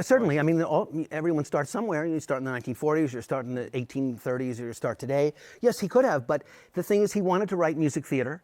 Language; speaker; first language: English; native; English